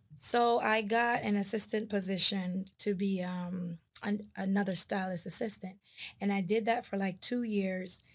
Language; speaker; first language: English; native; English